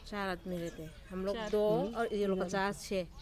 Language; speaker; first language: Hindi; non-native, local second language; Manipuri